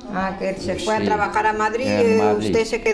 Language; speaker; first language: Spanish; native; Spanish